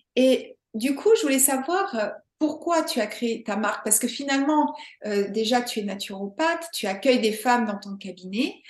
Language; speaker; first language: French; native; French